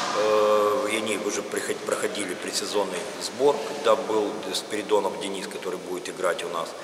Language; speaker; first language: Russian; native; Russian